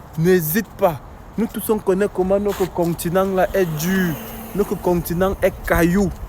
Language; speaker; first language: French; native; French